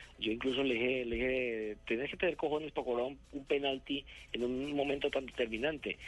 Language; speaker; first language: Spanish; native; Spanish